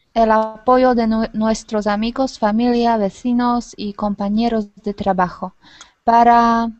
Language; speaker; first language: Spanish; non-native, fluent; Slovak